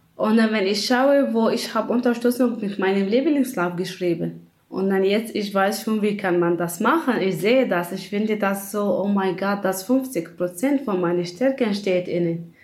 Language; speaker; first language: German; non-native, learner; Arabic